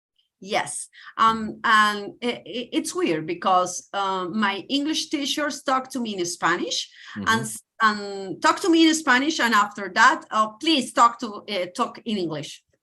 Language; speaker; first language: English; non-native, learner; Spanish